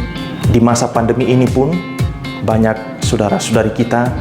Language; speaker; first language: Indonesian; native; Indonesian